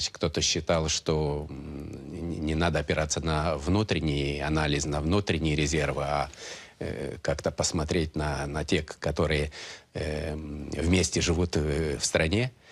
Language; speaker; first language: Russian; non-native, local second language; Romanian